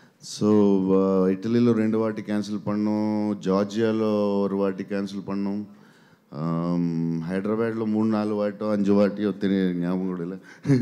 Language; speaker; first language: Tamil; non-native, learner; Telugu